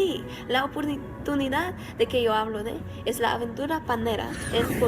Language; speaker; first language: Spanish; non-native, learner; English